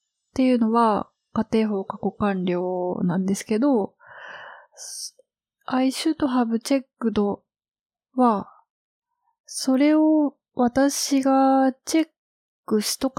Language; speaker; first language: Japanese; native; Japanese